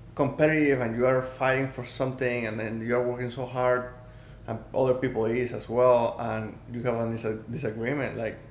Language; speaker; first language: English; non-native, fluent; Spanish